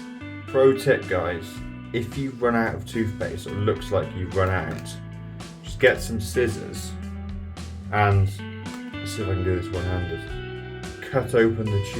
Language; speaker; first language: English; native; English